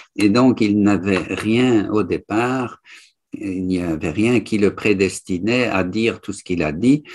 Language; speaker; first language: French; native; French